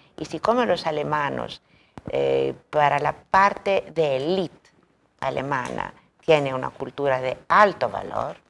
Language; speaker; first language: Spanish; non-native, fluent; Greek